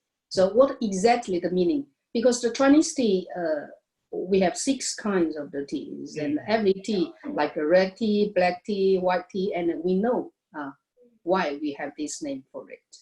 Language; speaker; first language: English; non-native, learner; Chinese